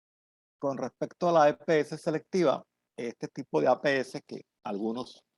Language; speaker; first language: Spanish; native; Spanish